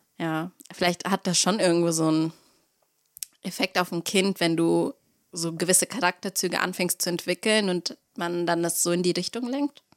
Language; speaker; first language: German; early bilingual, other home language; Russian